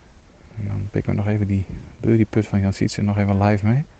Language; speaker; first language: Dutch; native; Dutch